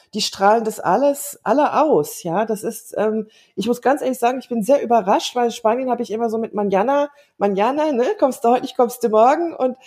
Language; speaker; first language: German; native; German